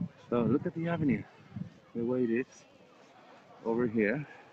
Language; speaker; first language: English; non-native, fluent; Spanish